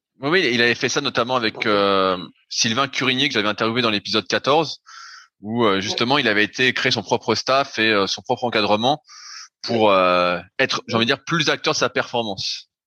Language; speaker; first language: French; native; French